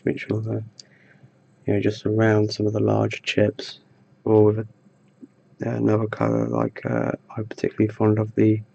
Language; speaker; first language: English; native; English